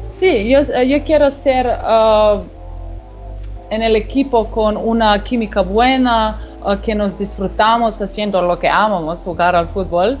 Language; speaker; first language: Spanish; non-native, learner; Slovenian